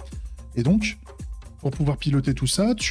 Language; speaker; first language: French; native; French